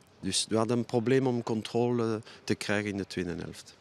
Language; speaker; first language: Dutch; non-native, local second language; French